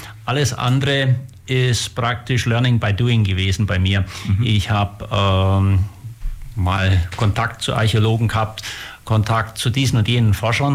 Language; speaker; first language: German; native; German